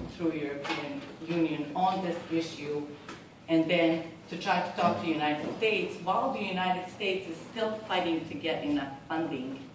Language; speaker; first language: English; non-native, fluent; Serbian